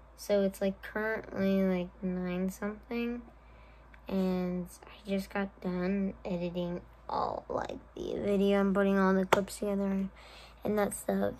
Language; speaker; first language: English; native; English